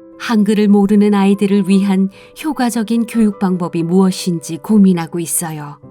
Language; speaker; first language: Korean; native; Korean